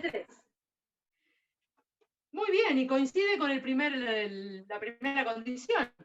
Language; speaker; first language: Spanish; native; Spanish